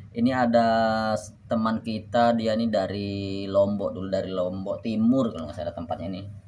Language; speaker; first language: Indonesian; native; Indonesian